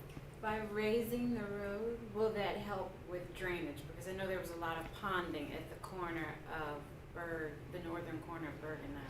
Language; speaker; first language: English; native; English